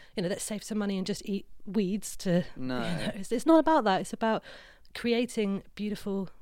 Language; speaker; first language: English; native; English